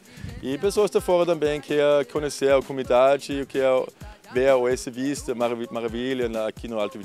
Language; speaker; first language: Portuguese; non-native, fluent; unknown